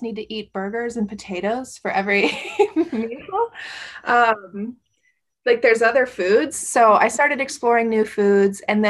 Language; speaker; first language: English; native; English